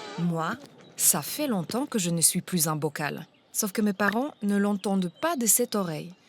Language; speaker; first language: French; non-native, fluent; Polish